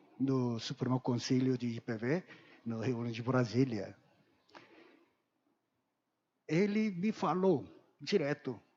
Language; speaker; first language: Portuguese; non-native, learner; Korean